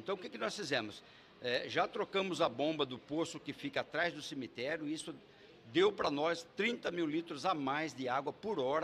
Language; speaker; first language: Portuguese; native; Portuguese